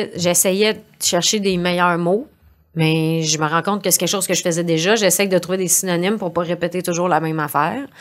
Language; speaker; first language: French; native; French